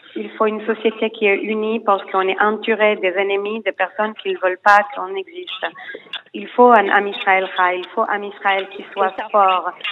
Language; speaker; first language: French; non-native, fluent; Hebrew